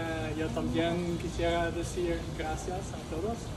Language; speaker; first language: Spanish; non-native, learner; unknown